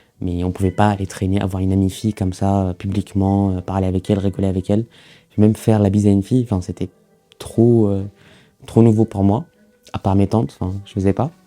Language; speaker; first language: French; early bilingual, other home language; Arabic